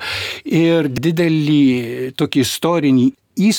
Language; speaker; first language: Lithuanian; native; Lithuanian